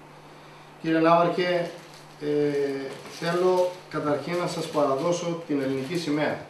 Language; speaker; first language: Greek; native; Greek